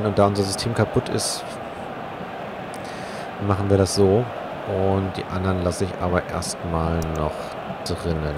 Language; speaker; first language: German; native; German